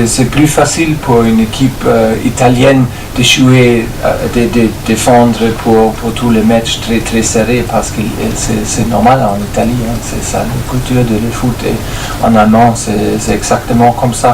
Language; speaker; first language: French; non-native, fluent; German